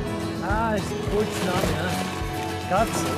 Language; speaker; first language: German; non-native, learner; English